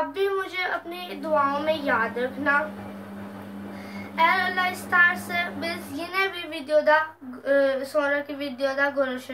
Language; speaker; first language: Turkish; non-native, learner; Urdu